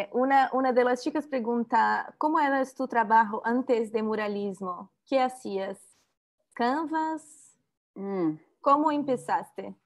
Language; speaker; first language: Spanish; non-native, learner; Portuguese